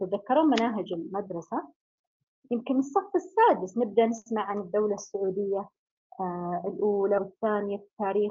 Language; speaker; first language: Arabic; native; Arabic